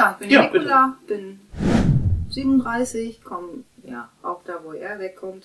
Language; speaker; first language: German; native; German